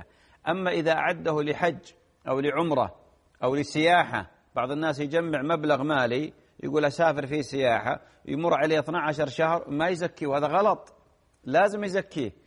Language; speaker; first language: Arabic; native; Arabic